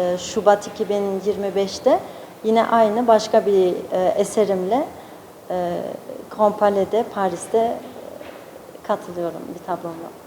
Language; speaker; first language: Turkish; early bilingual, heritage; Turkish